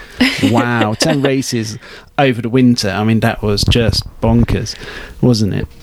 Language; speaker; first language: English; non-native, fluent; Hungarian